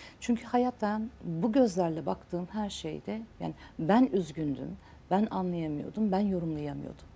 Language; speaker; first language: Turkish; native; Turkish